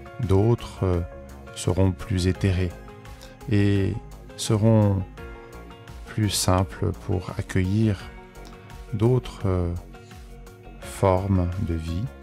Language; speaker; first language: French; native; French